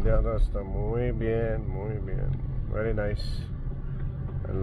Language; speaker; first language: Spanish; non-native, learner; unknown